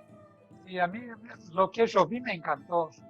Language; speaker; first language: Spanish; non-native, fluent; Portuguese